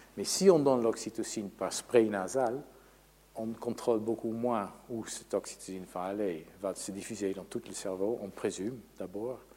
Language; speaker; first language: French; non-native, fluent; Dutch